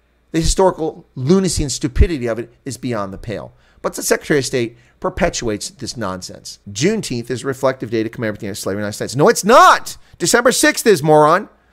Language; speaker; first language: English; native; English